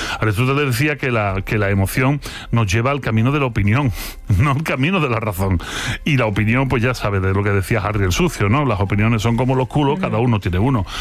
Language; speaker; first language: Spanish; native; Spanish